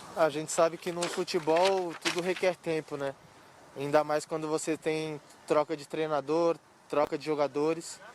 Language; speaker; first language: Portuguese; native; Portuguese